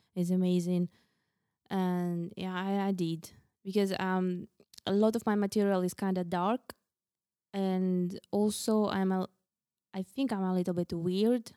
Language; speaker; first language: English; non-native, fluent; Russian